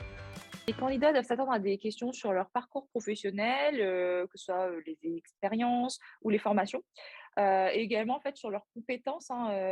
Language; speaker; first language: French; native; French